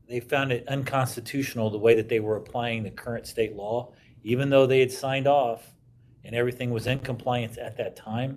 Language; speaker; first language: English; native; English